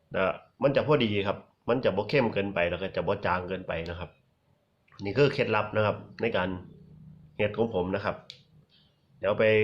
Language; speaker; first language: Thai; non-native, local second language; Northeastern Thai